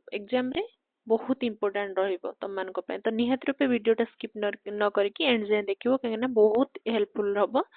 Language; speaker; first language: Odia; native; Odia